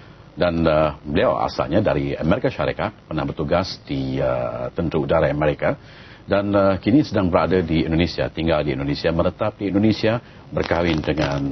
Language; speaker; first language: Malay; native; Malay